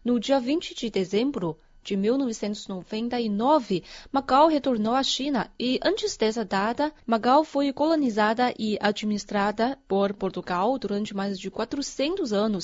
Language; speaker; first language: Portuguese; non-native, fluent; Chinese